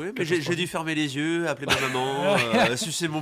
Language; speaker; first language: French; native; French